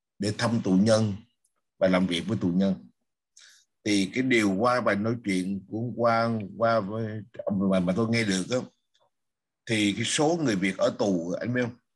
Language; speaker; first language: Vietnamese; native; Vietnamese